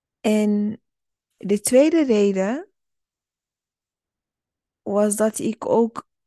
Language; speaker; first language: Dutch; early bilingual, other home language; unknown